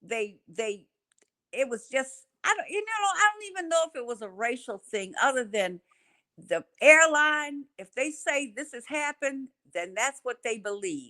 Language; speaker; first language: English; native; English